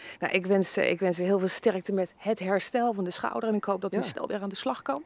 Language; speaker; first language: Dutch; native; Dutch